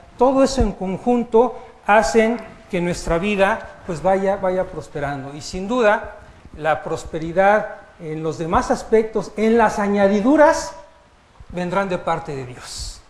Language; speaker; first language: Spanish; native; Spanish